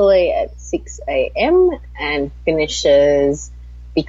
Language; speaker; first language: English; native; English